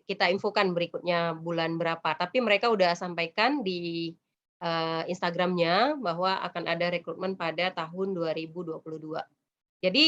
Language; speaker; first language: Indonesian; native; Indonesian